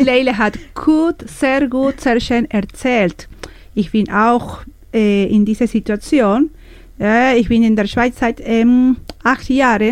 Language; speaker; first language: German; non-native, learner; Spanish